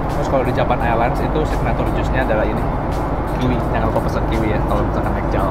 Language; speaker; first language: Indonesian; native; Indonesian